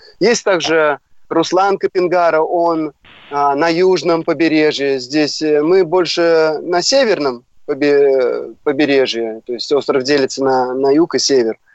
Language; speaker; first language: Russian; native; Russian